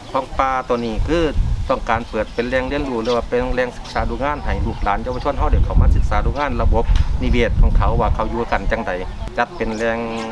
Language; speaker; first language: Thai; native; Thai